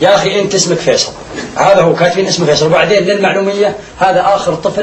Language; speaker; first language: Arabic; native; Arabic